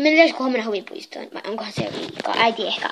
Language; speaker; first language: Finnish; native; Finnish